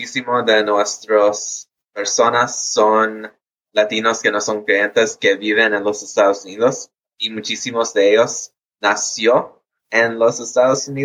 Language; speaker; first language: Spanish; early bilingual, heritage; English